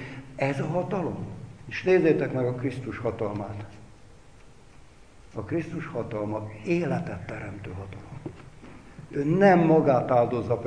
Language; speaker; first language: Hungarian; native; Hungarian